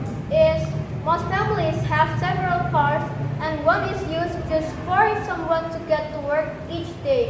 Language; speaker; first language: English; non-native, learner; Indonesian